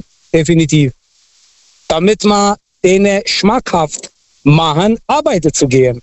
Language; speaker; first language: German; early bilingual, other home language; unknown